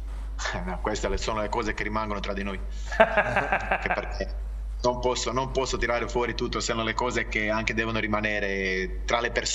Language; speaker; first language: Italian; non-native, fluent; Croatian